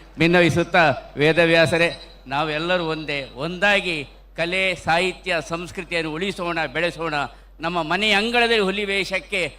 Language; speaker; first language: Kannada; non-native, local second language; Tulu